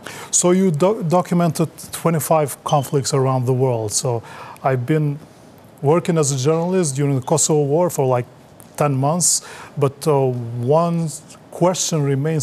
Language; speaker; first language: English; non-native, fluent; Albanian